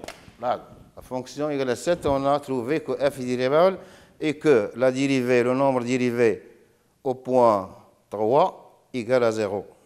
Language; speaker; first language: French; non-native, local second language; Arabic